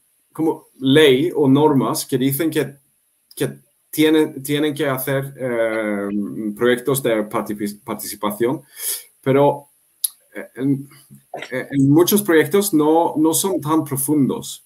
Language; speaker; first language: Spanish; non-native, fluent; Swedish